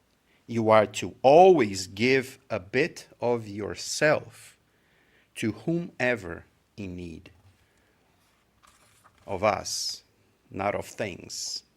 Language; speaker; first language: English; non-native, fluent; Portuguese